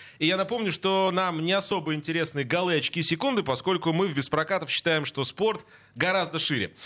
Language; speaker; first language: Russian; native; Russian